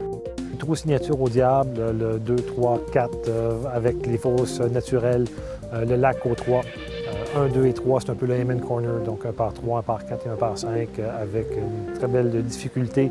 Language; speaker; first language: French; native; French